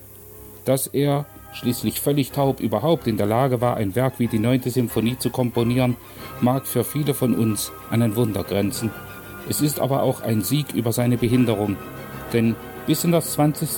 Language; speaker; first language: German; native; German